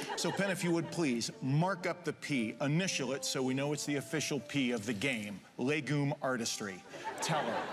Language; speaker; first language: English; native; English